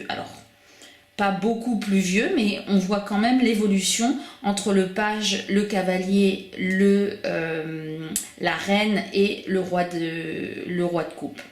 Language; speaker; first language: French; native; French